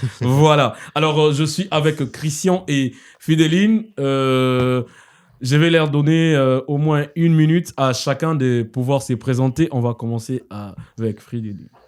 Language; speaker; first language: French; non-native, local second language; Lingala